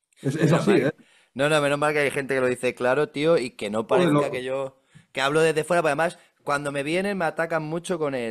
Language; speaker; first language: Spanish; native; Spanish